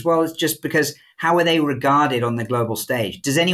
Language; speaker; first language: English; native; English